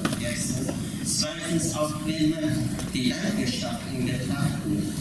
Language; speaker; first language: German; non-native, fluent; Persian